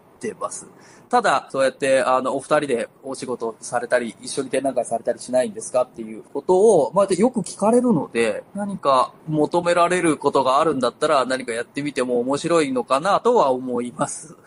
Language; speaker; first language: Japanese; native; Japanese